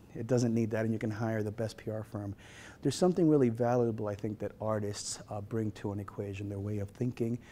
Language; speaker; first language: English; native; English